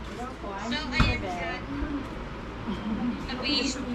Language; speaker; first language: Filipino; native; Filipino